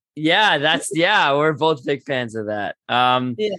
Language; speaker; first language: English; native; English